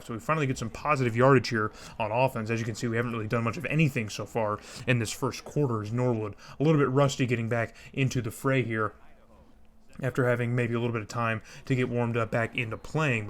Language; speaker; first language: English; native; English